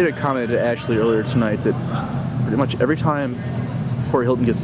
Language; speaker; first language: English; native; English